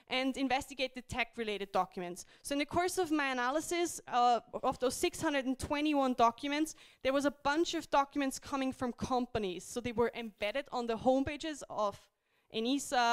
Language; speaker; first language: English; non-native, fluent; German